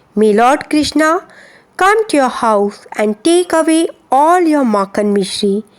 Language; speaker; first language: English; non-native, local second language; Hindi